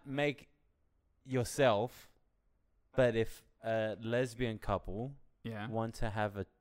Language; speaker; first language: English; native; English